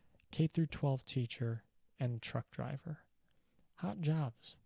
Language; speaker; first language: English; native; English